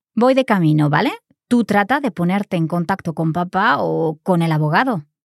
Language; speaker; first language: Spanish; native; Spanish